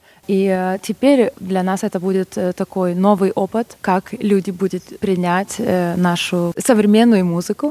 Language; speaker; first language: Russian; non-native, fluent; Lithuanian